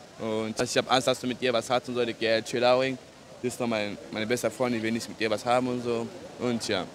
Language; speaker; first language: German; early bilingual, other home language; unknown